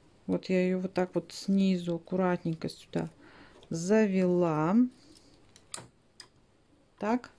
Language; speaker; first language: Russian; native; Russian